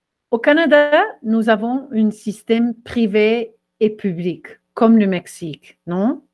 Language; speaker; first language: French; non-native, fluent; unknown